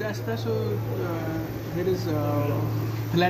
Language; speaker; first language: English; non-native, learner; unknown